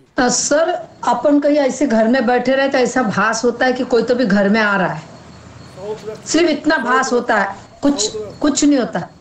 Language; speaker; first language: Hindi; non-native, local second language; Marathi